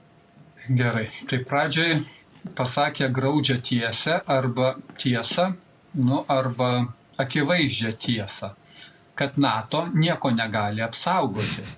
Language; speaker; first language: Lithuanian; native; Lithuanian